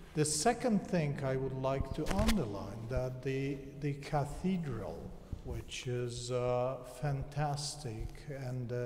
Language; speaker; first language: English; non-native, fluent; Polish